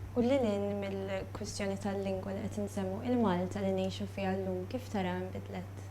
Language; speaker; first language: Maltese; native; Maltese